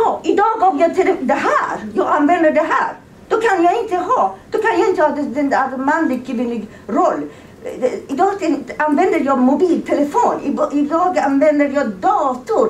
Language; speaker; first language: Swedish; non-native, fluent; Persian